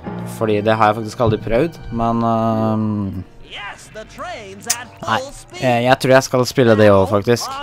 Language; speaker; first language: Norwegian; native; Norwegian